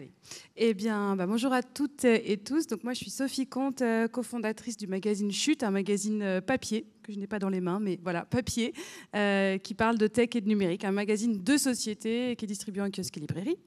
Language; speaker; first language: French; native; French